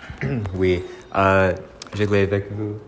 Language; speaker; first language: French; non-native, learner; English